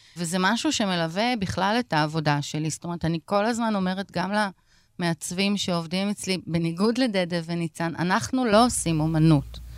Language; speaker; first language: Hebrew; native; Hebrew